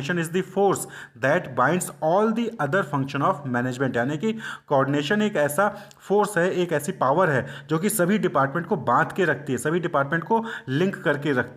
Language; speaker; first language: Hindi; native; Hindi